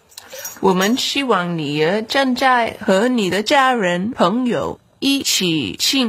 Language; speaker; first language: Chinese; early bilingual, heritage; English